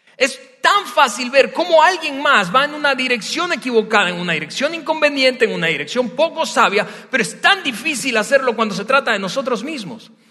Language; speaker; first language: Spanish; native; Spanish